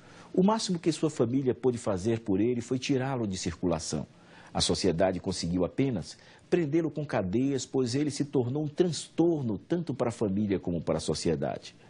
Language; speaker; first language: Portuguese; native; Portuguese